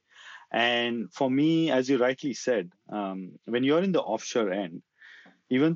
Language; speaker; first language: English; non-native, local second language; Marathi